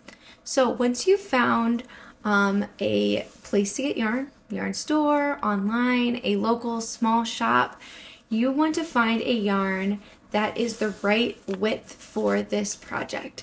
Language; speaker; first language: English; native; English